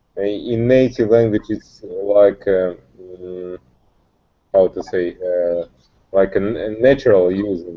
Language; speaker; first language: English; non-native, learner; Russian